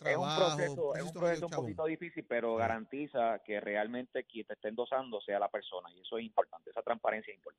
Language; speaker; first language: Spanish; native; Spanish